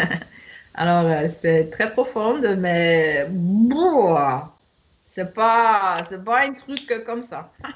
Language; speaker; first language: French; non-native, fluent; German